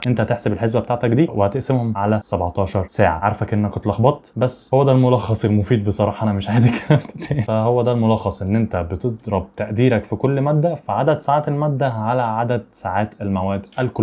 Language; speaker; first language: Arabic; native; Arabic